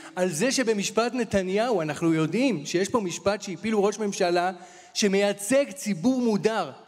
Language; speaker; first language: Hebrew; native; Hebrew